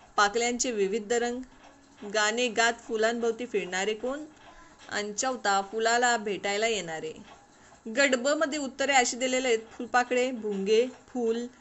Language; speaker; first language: Marathi; non-native, local second language; Urdu